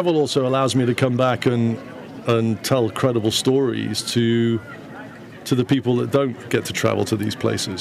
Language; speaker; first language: English; native; English